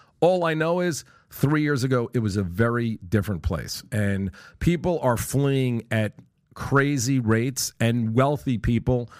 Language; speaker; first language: English; native; English